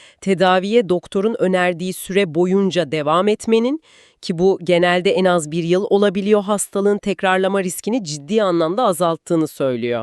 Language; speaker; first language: Turkish; native; Turkish